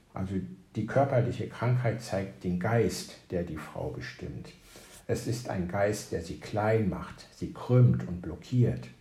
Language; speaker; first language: German; native; German